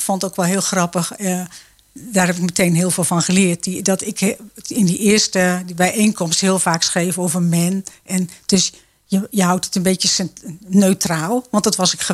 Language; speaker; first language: Dutch; native; Dutch